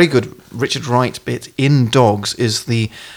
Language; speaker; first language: English; native; English